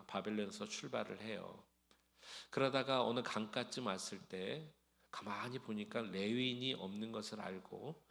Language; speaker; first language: Korean; native; Korean